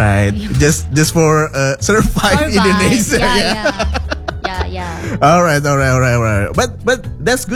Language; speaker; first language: English; non-native, fluent; Indonesian